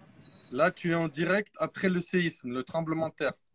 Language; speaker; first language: French; native; French